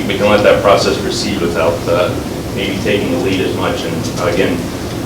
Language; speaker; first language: English; native; English